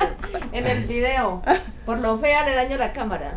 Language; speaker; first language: Spanish; native; Spanish